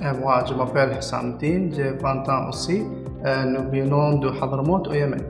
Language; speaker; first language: French; non-native, learner; Arabic